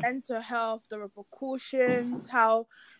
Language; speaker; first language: English; non-native, local second language; Yoruba